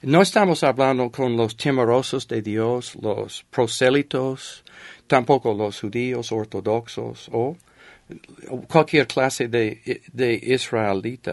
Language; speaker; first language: Spanish; non-native, fluent; English